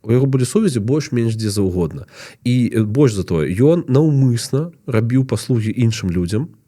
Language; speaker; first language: Belarusian; non-native, local second language; Russian